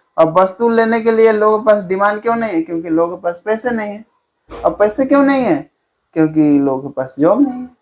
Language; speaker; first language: Hindi; native; Hindi